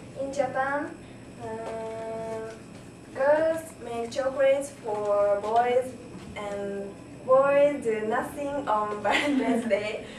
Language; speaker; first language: English; non-native, learner; Japanese